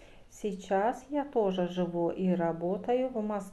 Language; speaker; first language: Russian; non-native, fluent; Azerbaijani